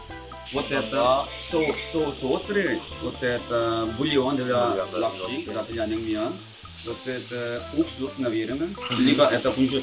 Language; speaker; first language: Russian; non-native, fluent; Korean